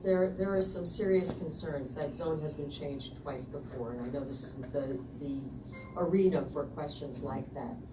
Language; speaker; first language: English; native; English